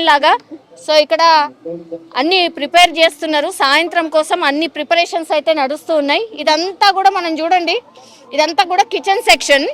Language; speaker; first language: Telugu; native; Telugu